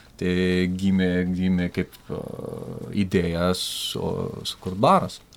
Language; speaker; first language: Lithuanian; non-native, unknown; French